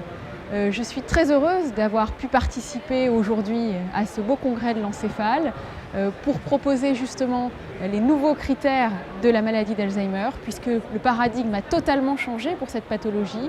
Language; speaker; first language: French; native; French